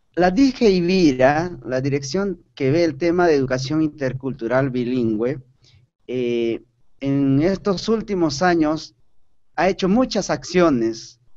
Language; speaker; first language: Spanish; non-native, local second language; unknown